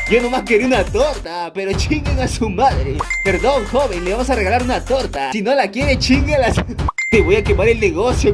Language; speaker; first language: Spanish; native; Spanish